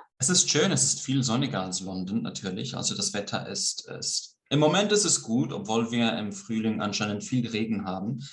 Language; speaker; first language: German; early bilingual, heritage; Swiss German